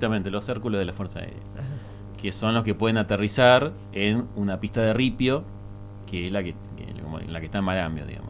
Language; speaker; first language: Spanish; native; Spanish